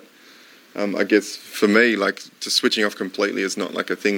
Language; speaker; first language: English; native; English